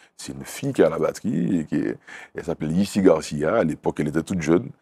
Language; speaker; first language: French; native; French